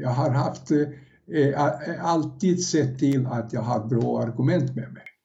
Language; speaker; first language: Swedish; non-native, fluent; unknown